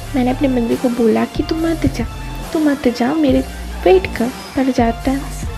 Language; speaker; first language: Hindi; non-native, local second language; Bangla